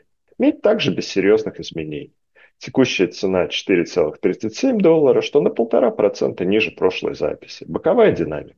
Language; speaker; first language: Russian; native; Russian